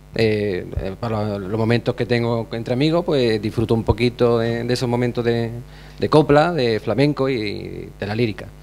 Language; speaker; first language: Spanish; native; Spanish